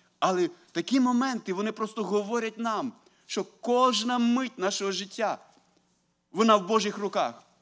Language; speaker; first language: Ukrainian; native; Ukrainian